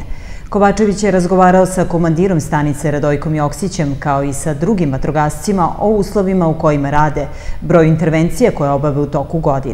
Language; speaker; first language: Serbian; native; Serbian